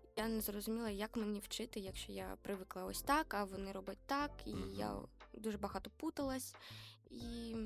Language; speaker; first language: Ukrainian; non-native, local second language; Romanian